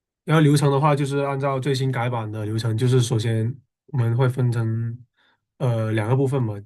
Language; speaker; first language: Chinese; native; Chinese